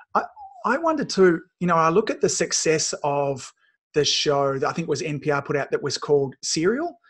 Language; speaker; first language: English; native; English